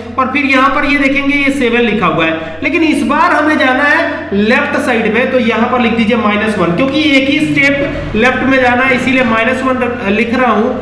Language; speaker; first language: Hindi; native; Hindi